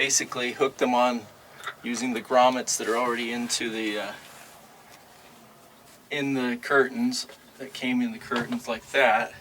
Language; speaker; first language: English; native; English